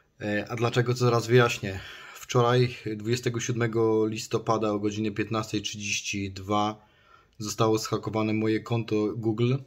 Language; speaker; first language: Polish; native; Polish